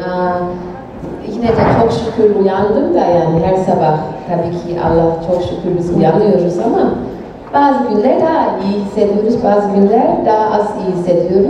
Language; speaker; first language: Turkish; non-native, fluent; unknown